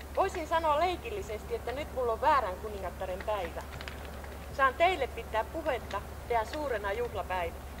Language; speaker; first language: Finnish; native; Finnish